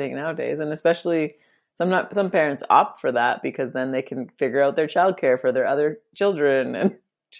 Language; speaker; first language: English; native; English